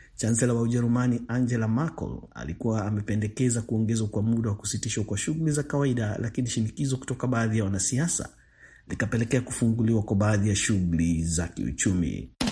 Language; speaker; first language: Swahili; non-native, local second language; Kikuyu